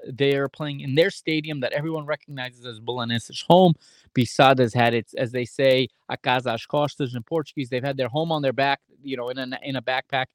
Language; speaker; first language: English; native; English